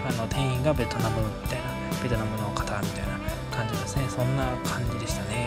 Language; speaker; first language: Japanese; native; Japanese